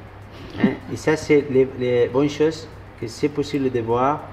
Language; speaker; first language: French; non-native, learner; Spanish